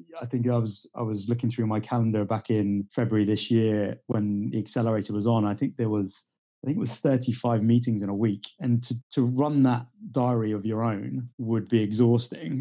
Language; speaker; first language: English; native; English